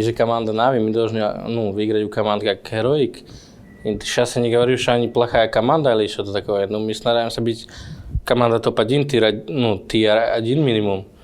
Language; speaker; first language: Russian; non-native, fluent; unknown